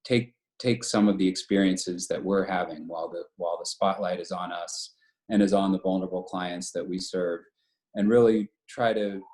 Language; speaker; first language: English; native; English